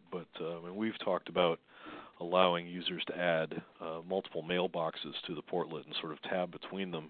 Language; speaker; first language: English; native; English